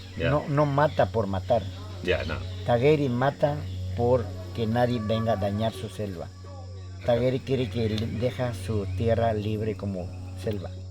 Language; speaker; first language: Spanish; non-native, local second language; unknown